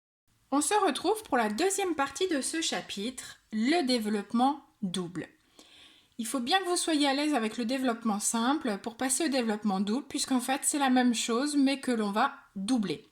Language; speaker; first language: French; native; French